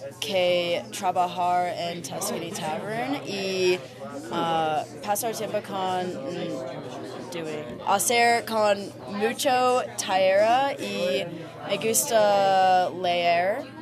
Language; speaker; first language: Spanish; non-native, learner; English